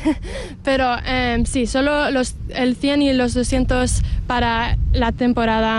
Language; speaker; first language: Spanish; early bilingual, heritage; English